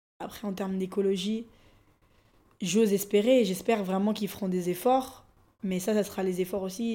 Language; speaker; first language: French; non-native, local second language; Lingala